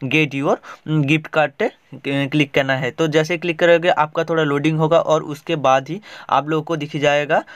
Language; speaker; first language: Hindi; non-native, local second language; Bangla